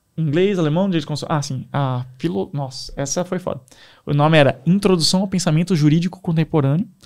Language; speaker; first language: Portuguese; native; Portuguese